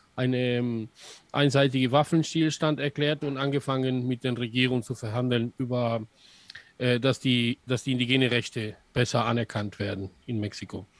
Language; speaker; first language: German; non-native, fluent; Spanish